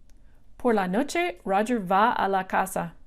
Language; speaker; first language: Spanish; non-native, fluent; English